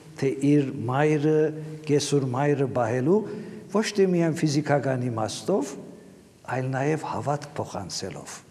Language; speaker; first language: Armenian; native; Armenian